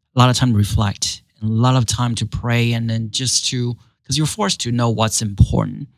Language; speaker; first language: English; non-native, fluent; Chinese